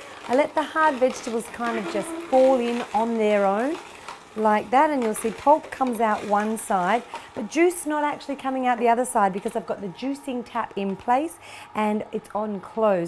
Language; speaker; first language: English; native; English